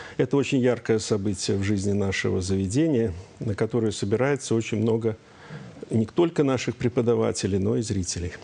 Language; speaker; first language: Russian; native; Russian